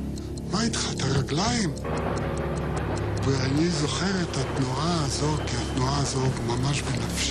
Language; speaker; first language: Hebrew; non-native, fluent; Yiddish